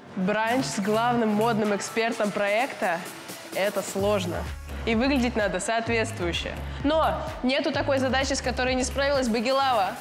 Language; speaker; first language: Russian; native; Russian